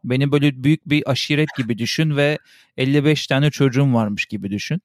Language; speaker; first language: Turkish; early bilingual, heritage; Turkish